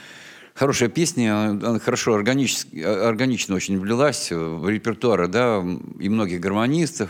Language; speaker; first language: Russian; native; Russian